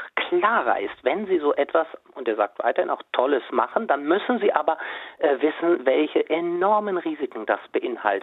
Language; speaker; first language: German; native; German